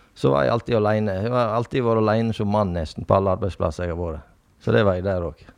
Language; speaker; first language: Norwegian; native; Norwegian